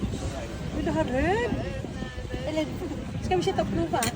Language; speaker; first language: Swedish; non-native, learner; Cebuano